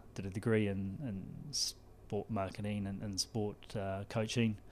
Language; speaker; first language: English; native; English